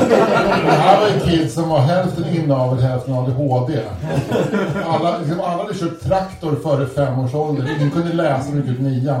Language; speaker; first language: Swedish; native; Swedish